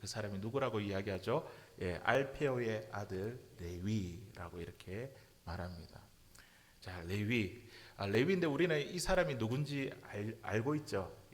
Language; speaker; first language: Korean; native; Korean